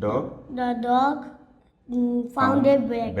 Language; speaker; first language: English; non-native, learner; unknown